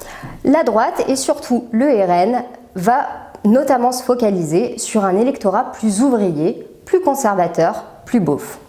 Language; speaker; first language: French; native; French